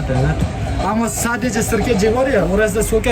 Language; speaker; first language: Turkish; non-native, learner; Uzbek